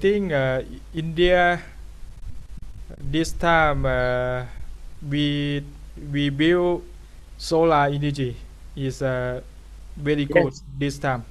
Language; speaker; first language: English; non-native, learner; Thai